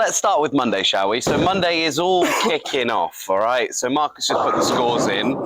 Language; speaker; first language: English; native; English